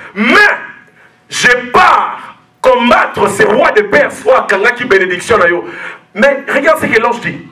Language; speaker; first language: French; non-native, local second language; Lingala